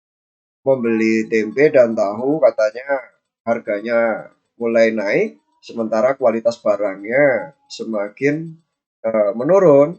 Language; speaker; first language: Indonesian; native; Indonesian